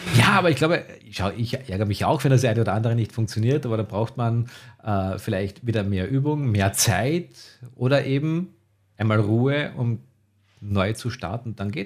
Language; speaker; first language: German; native; German